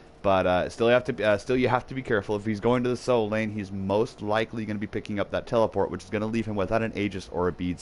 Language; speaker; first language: English; native; English